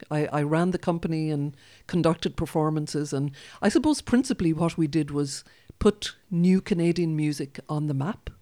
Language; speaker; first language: English; non-native, local second language; Irish